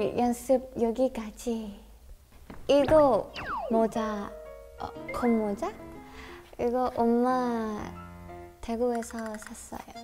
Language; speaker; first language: Korean; non-native, learner; Thai